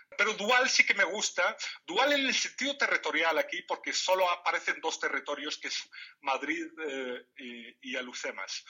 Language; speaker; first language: Spanish; non-native, fluent; Riffian